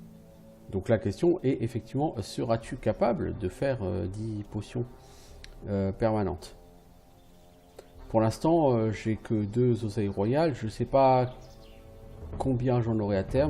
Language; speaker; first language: French; native; French